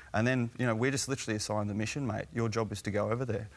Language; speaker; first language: English; native; English